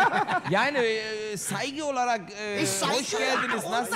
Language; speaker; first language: Turkish; non-native, fluent; Spanish